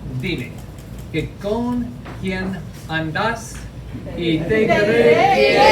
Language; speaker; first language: Spanish; non-native, learner; English